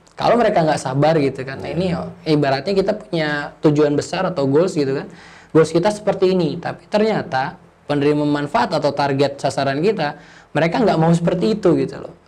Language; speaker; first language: Indonesian; native; Indonesian